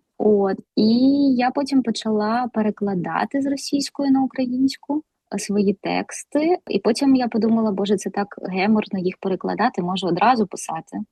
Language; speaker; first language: Ukrainian; non-native, local second language; Russian